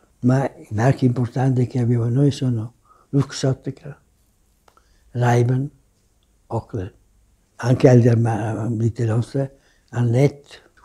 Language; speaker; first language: Italian; native; Italian